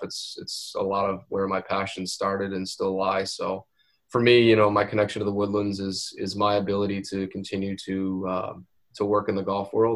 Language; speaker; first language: English; native; English